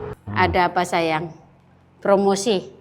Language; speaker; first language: Indonesian; native; Indonesian